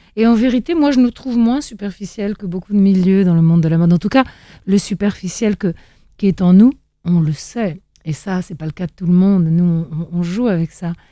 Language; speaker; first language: French; early bilingual, other home language; Italian